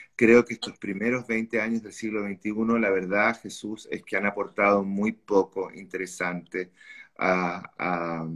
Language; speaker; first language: Spanish; native; Spanish